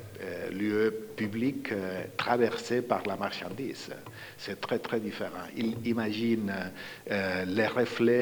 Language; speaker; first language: French; non-native, fluent; Spanish